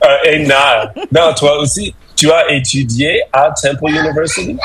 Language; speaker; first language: French; non-native, fluent; English